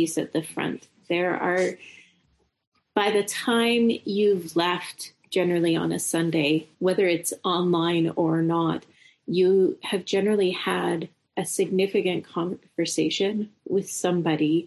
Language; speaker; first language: English; native; English